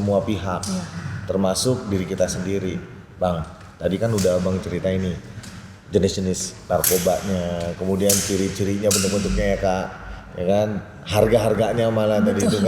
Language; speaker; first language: Indonesian; native; Indonesian